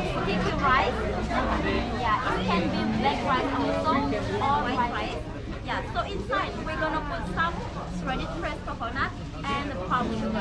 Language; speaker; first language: English; non-native, learner; Balinese